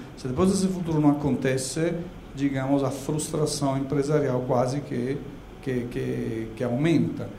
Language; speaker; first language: Portuguese; non-native, fluent; Italian